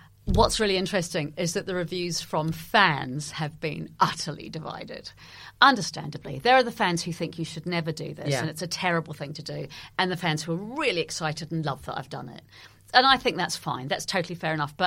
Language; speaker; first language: English; native; English